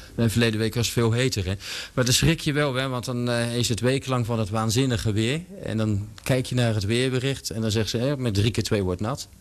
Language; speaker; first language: Dutch; native; Dutch